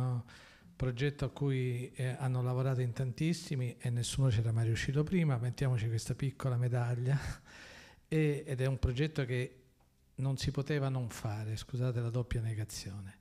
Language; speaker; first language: Italian; native; Italian